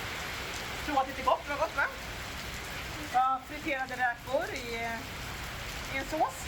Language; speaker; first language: Swedish; native; Swedish